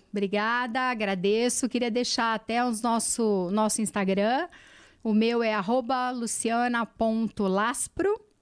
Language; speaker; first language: Portuguese; native; Portuguese